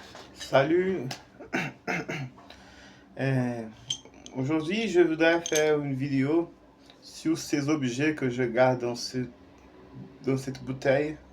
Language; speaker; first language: French; non-native, fluent; Portuguese